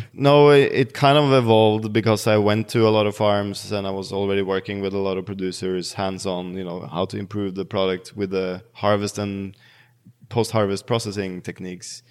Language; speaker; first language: English; non-native, fluent; Norwegian